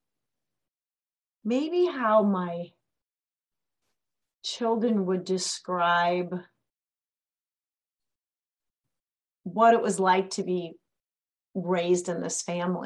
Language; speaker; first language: English; native; English